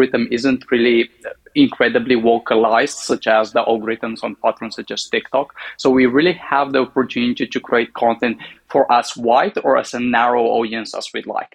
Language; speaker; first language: English; non-native, fluent; Bulgarian